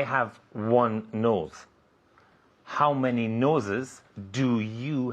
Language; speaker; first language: English; non-native, fluent; Spanish